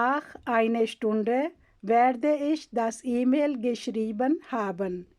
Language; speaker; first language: German; non-native, learner; Urdu